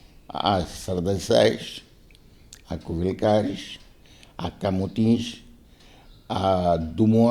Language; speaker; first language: Portuguese; non-native, local second language; Konkani